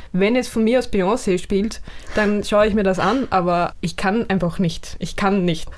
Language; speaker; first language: German; native; German